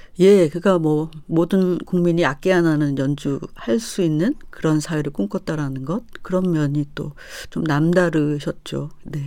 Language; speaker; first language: Korean; native; Korean